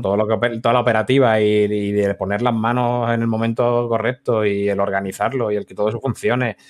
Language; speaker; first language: Spanish; native; Spanish